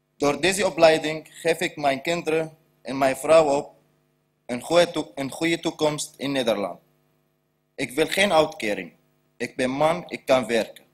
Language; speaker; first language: Dutch; non-native, learner; Arabic